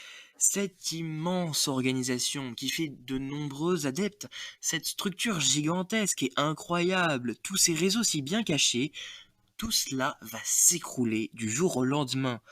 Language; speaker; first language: French; native; French